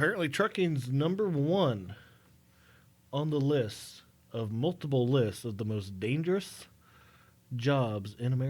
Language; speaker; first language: English; native; English